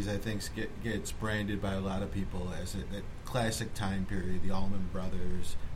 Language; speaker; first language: English; native; English